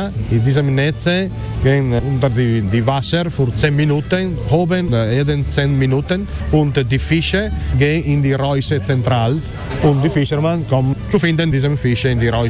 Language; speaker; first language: German; non-native, learner; Italian